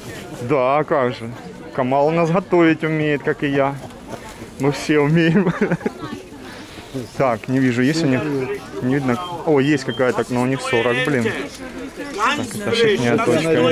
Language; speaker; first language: Russian; native; Russian